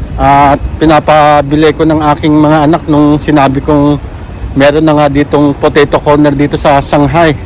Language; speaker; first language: Filipino; non-native, local second language; Iloko